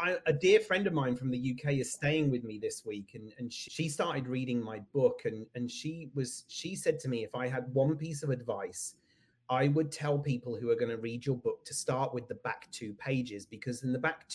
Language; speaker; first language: English; native; English